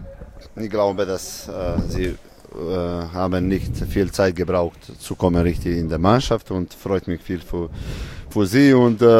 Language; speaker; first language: German; non-native, fluent; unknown